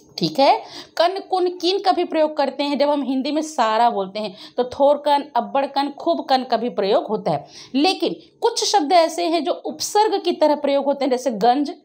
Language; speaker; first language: Hindi; native; Hindi